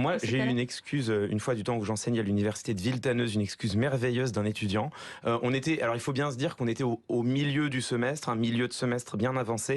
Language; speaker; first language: French; native; French